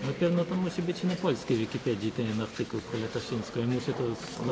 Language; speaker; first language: Polish; non-native, learner; Ukrainian